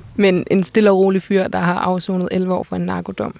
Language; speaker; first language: Danish; native; Danish